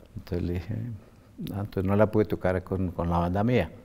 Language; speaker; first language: Spanish; native; Spanish